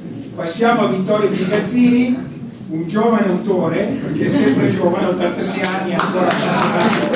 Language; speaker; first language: Italian; native; Italian